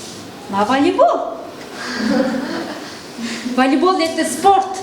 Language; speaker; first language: Russian; non-native, fluent; Mongolian